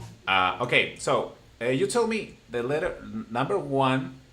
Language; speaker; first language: English; non-native, fluent; Spanish